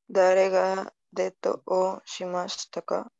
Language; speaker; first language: Japanese; non-native, learner; Spanish